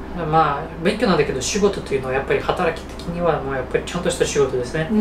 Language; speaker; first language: Japanese; non-native, fluent; Russian